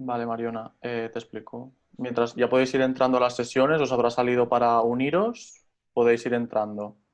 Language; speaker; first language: Spanish; native; Spanish